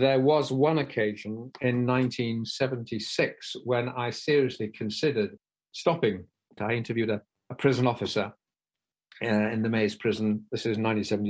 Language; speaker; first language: English; native; English